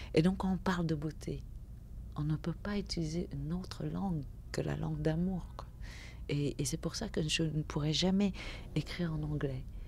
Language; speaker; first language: French; early bilingual, other home language; Vietnamese